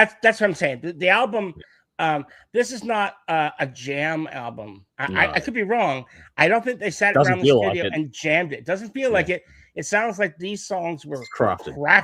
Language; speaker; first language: English; native; English